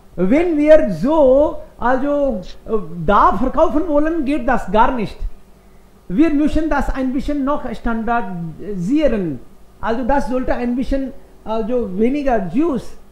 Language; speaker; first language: German; non-native, fluent; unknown